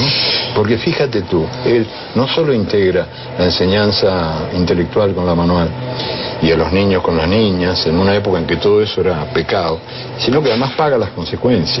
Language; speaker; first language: Spanish; native; Spanish